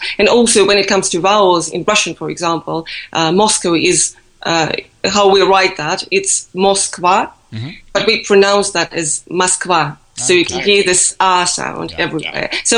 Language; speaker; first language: English; non-native, fluent; Russian